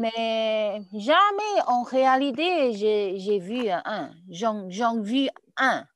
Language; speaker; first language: French; non-native, learner; Chinese